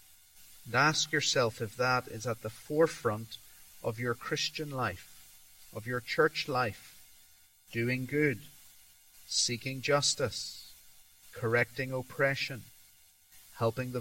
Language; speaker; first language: English; native; English